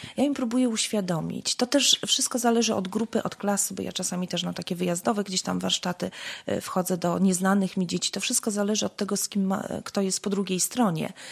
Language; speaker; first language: Polish; native; Polish